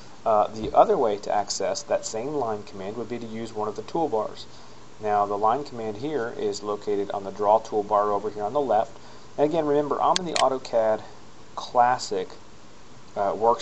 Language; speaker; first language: English; native; English